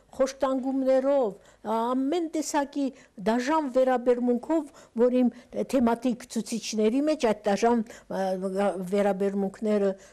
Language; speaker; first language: Armenian; early bilingual, heritage; Armenian